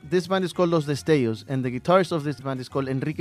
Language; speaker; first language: English; early bilingual, other home language; Spanish